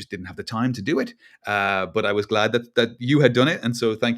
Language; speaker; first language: English; native; English